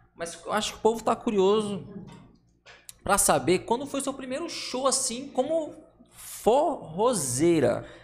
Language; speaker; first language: Portuguese; native; Portuguese